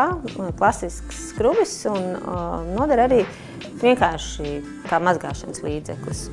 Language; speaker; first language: Latvian; native; Latvian